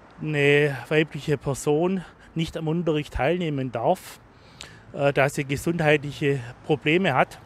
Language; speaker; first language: German; native; German